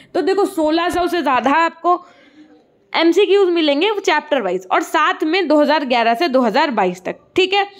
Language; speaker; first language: Hindi; native; Hindi